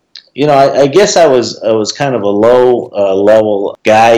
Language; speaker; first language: English; native; English